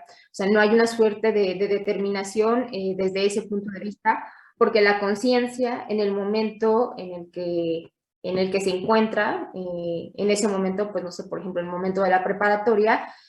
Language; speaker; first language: Spanish; native; Spanish